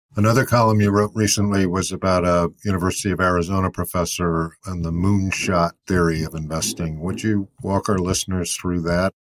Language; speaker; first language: English; native; English